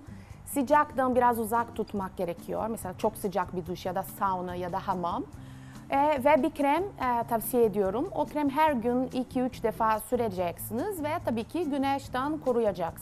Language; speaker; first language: Turkish; non-native, learner; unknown